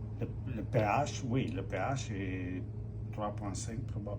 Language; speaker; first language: French; non-native, fluent; Romanian